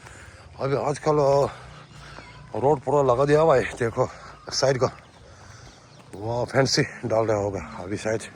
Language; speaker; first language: Hindi; non-native, local second language; Tibetan